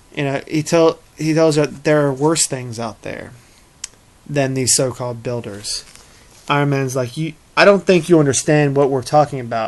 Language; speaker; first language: English; native; English